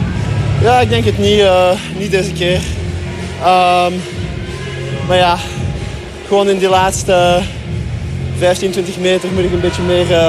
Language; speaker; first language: Dutch; non-native, local second language; French